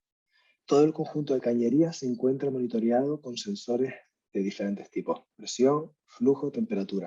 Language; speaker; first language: Spanish; native; Spanish